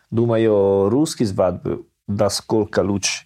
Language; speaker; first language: Russian; non-native, learner; Italian